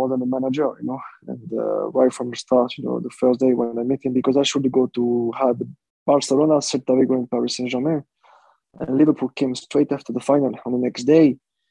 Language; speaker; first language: English; non-native, fluent; French